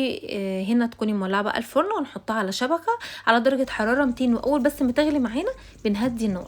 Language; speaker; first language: Arabic; native; Arabic